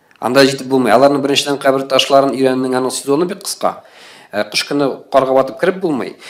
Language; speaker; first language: Tatar; native; Tatar